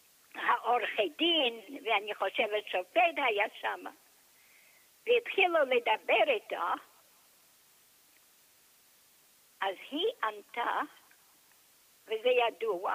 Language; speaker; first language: Hebrew; non-native, fluent; English